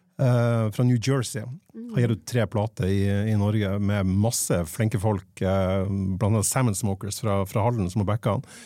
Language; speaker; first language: Norwegian; native; Norwegian